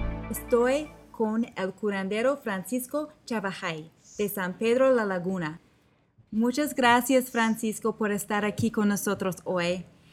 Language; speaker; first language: Spanish; non-native, learner; English